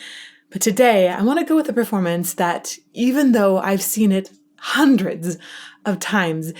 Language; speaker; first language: English; native; English